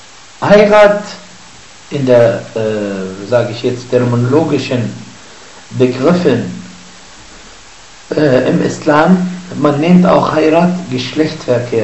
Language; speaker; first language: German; non-native, fluent; Arabic